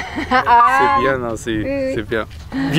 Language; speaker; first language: French; non-native, learner; Portuguese